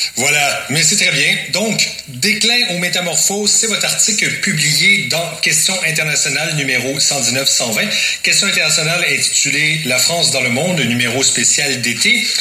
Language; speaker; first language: French; native; French